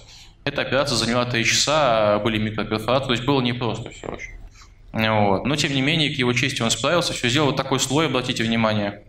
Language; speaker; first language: Russian; native; Russian